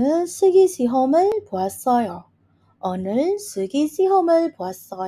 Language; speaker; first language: Korean; non-native, fluent; Indonesian